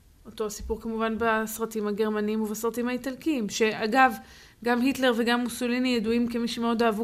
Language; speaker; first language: Hebrew; native; Hebrew